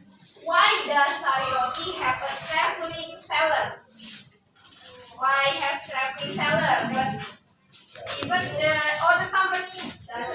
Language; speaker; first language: English; non-native, learner; Indonesian